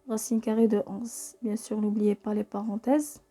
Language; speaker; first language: French; non-native, local second language; Arabic